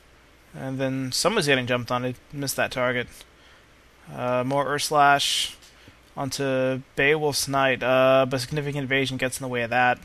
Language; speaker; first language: English; native; English